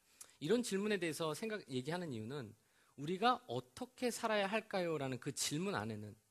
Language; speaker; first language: Korean; native; Korean